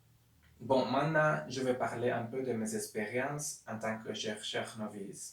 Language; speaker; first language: French; non-native, learner; Spanish